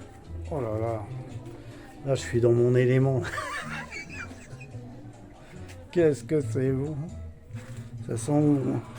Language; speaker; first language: French; native; French